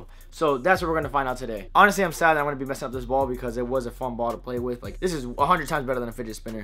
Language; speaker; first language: English; native; English